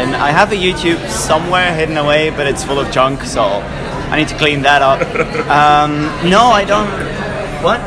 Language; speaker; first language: English; non-native, fluent; Dutch